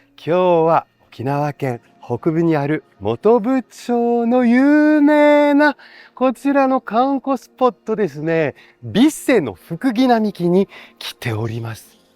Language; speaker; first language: Japanese; non-native, fluent; French